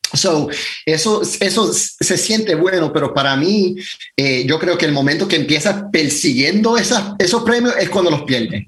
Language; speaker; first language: Spanish; early bilingual, other home language; English